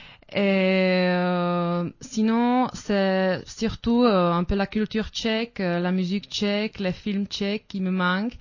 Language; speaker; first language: French; non-native, fluent; Czech